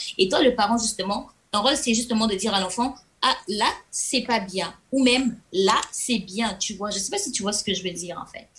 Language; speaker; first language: French; non-native, local second language; Lingala